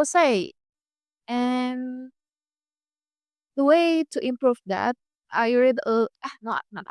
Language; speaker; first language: English; non-native, fluent; Indonesian